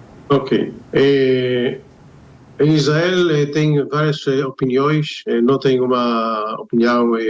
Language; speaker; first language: Portuguese; non-native, fluent; Hebrew